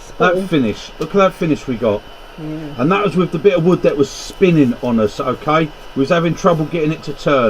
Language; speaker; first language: English; native; English